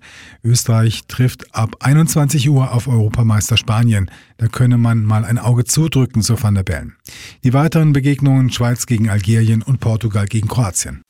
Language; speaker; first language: German; native; German